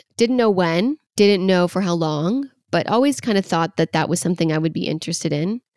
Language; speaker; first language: English; native; English